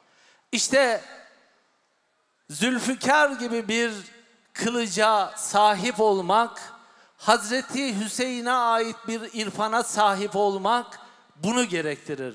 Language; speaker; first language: Turkish; native; Turkish